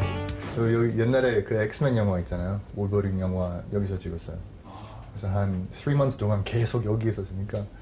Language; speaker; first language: Korean; non-native, learner; English